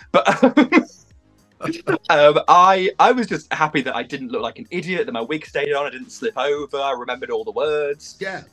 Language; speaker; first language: English; native; English